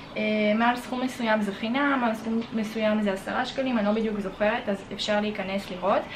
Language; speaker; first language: Hebrew; native; Hebrew